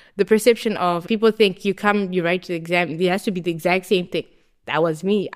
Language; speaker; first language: English; non-native, local second language; Shona